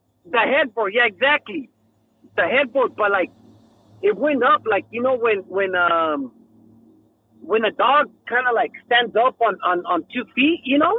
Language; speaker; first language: English; early bilingual, other home language; Spanish